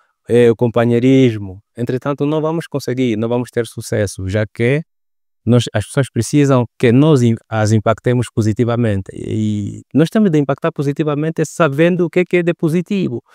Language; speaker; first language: Portuguese; native; Portuguese